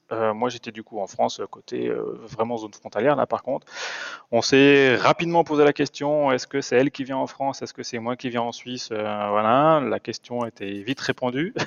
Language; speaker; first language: French; native; French